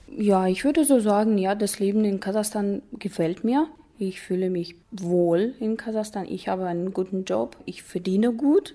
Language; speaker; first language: German; non-native, fluent; Russian